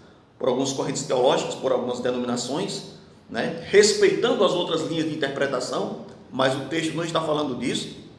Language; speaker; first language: Portuguese; native; Portuguese